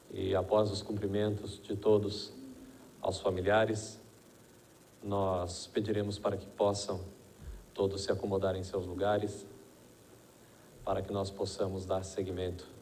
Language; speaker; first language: Portuguese; native; Portuguese